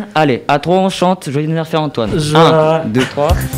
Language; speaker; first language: French; native; French